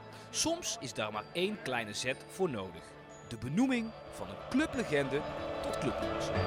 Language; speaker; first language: Dutch; native; Dutch